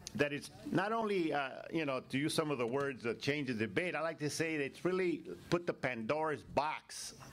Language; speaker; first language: English; native; English